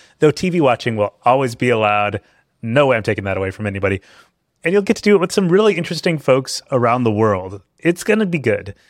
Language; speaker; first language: English; native; English